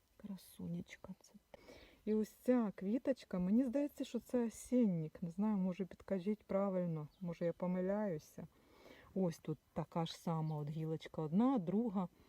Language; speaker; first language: Ukrainian; native; Ukrainian